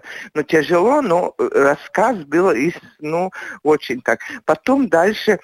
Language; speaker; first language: Russian; non-native, local second language; Latvian